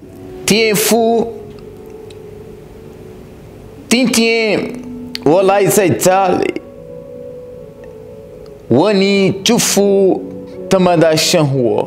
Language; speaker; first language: Chinese; non-native, learner; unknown